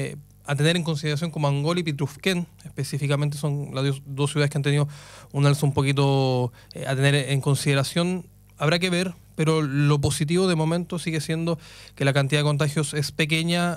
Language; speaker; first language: Spanish; native; Spanish